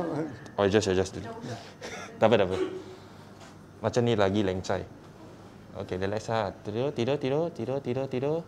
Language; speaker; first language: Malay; non-native, local second language; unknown